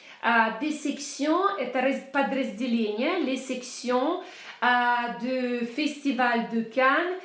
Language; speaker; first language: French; non-native, fluent; Russian